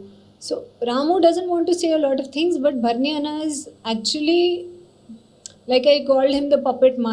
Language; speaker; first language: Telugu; non-native, learner; Hindi